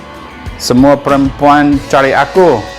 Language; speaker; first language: Indonesian; non-native, learner; English